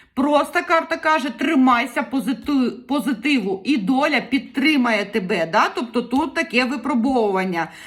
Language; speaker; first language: Ukrainian; non-native, local second language; Russian